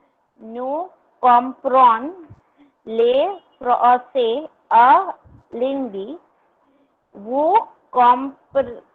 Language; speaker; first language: French; non-native, learner; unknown